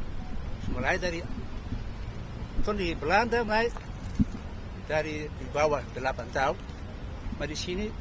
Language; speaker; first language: Indonesian; early bilingual, heritage; Indonesian